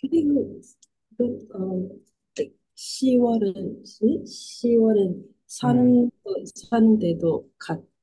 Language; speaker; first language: Korean; non-native, learner; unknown